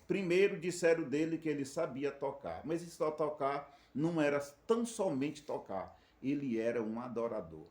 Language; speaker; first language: Portuguese; native; Portuguese